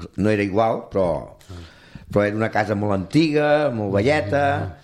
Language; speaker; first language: Catalan; non-native, local second language; Spanish